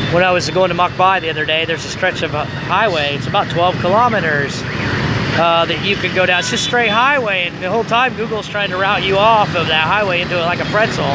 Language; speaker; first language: English; native; English